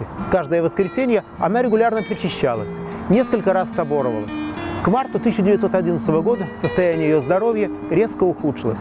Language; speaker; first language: Russian; native; Russian